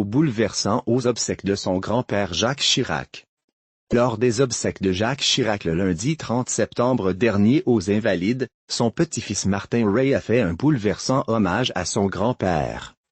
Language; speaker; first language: French; native; French